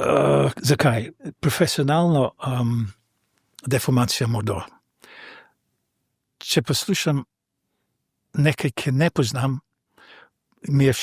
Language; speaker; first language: Slovenian; non-native, fluent; English